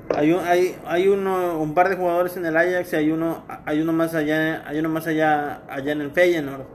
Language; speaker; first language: Spanish; native; Spanish